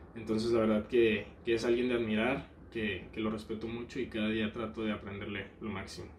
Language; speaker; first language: Spanish; native; Spanish